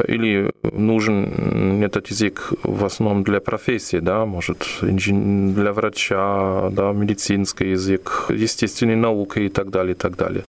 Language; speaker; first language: Russian; non-native, fluent; German